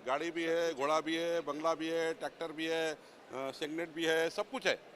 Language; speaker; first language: Hindi; non-native, local second language; Marathi